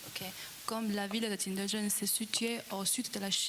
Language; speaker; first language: French; non-native, learner; Chinese